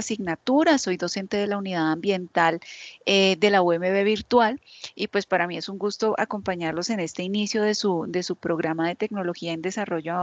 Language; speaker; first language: Spanish; native; Spanish